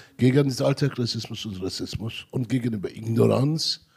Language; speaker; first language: German; non-native, learner; Turkish